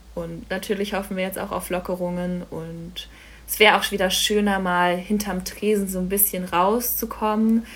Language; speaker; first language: German; native; German